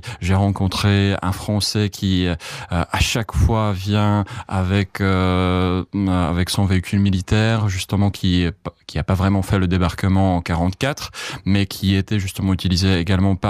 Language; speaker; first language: French; non-native, fluent; Czech